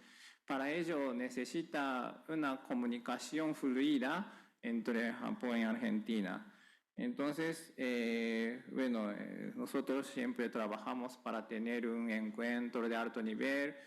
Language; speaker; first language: Spanish; non-native, fluent; Japanese